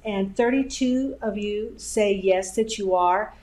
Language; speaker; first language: English; native; English